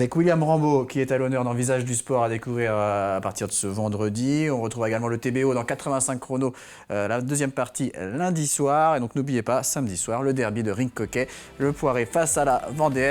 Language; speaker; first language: French; native; French